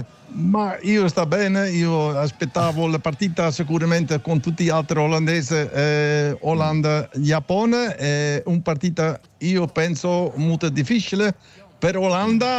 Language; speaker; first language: Italian; non-native, learner; Dutch